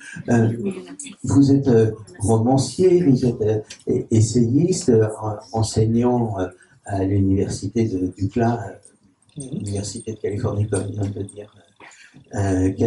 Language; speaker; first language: French; native; French